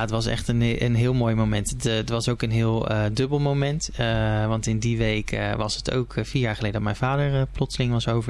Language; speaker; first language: Dutch; native; Dutch